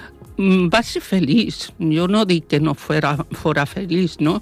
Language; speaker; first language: Catalan; non-native, local second language; Spanish